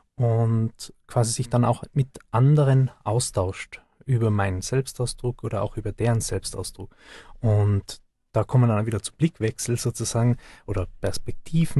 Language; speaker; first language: German; native; German